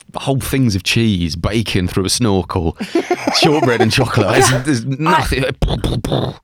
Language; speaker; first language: English; native; English